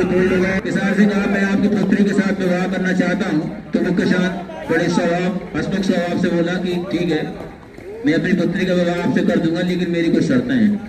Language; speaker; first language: Hindi; native; Hindi